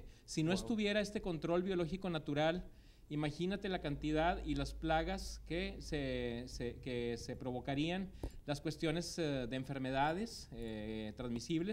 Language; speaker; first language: Spanish; native; Spanish